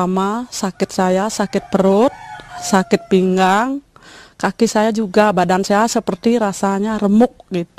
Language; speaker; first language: Indonesian; non-native, local second language; Balinese